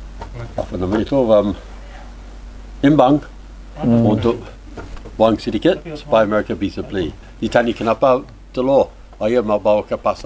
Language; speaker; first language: Indonesian; non-native, learner; English